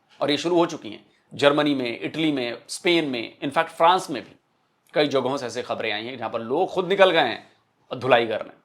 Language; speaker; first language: Hindi; native; Hindi